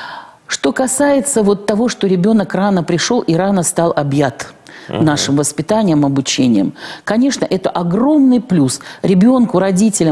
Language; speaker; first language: Russian; native; Russian